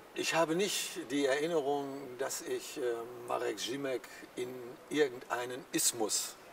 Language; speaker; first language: German; native; German